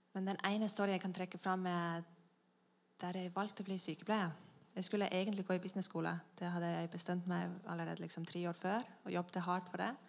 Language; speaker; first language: Norwegian; non-native, fluent; Estonian